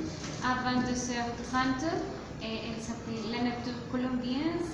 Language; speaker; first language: French; non-native, learner; Spanish